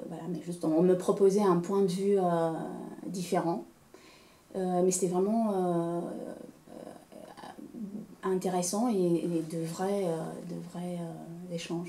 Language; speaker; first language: French; non-native, fluent; Romanian